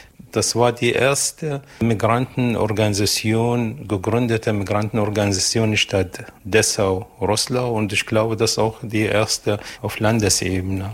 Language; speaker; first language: German; non-native, fluent; Arabic